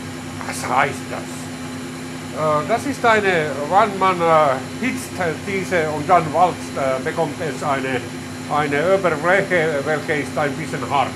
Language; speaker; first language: German; non-native, learner; Finnish